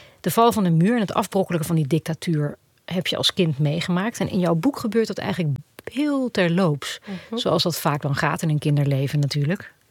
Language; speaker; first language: Dutch; native; Dutch